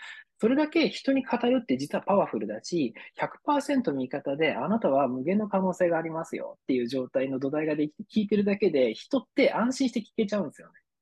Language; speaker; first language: Japanese; native; Japanese